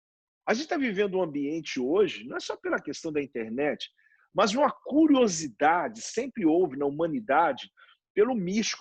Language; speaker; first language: Portuguese; native; Portuguese